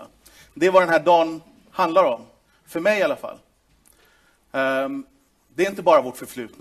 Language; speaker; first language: Swedish; native; Swedish